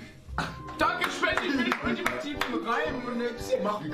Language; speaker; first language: German; native; German